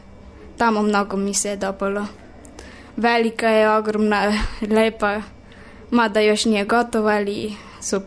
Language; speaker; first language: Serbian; early bilingual, heritage; Serbian